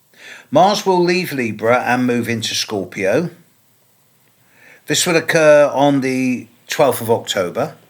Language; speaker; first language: English; native; English